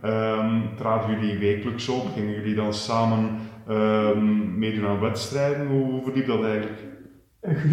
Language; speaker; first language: Dutch; native; Dutch